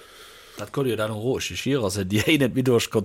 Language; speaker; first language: German; native; German